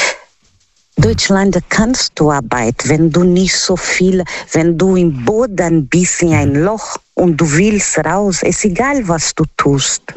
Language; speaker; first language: German; non-native, fluent; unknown